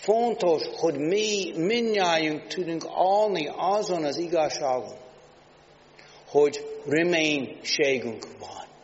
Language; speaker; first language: Hungarian; non-native, learner; English